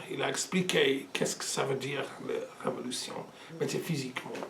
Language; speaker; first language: French; non-native, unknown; English